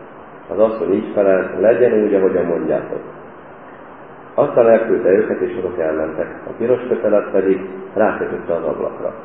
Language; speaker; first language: Hungarian; native; Hungarian